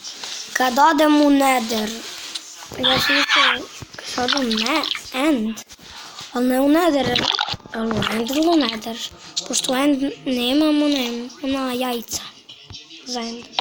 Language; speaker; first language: Bosnian; native; Bosnian